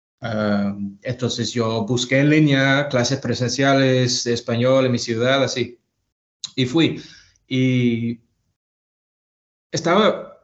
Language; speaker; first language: Spanish; non-native, fluent; English